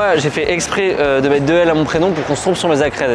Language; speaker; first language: French; native; French